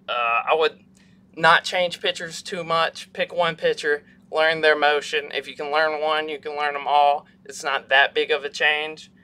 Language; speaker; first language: English; native; English